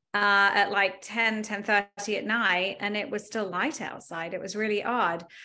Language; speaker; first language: English; native; English